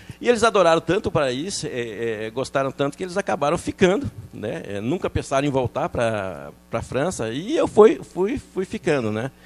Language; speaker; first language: Portuguese; early bilingual, other home language; French